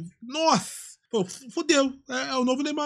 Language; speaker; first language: Portuguese; native; Portuguese